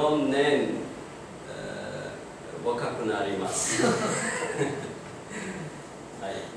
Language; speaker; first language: Japanese; non-native, learner; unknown